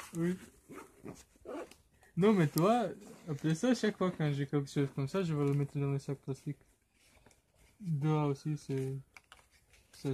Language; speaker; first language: French; non-native, learner; Croatian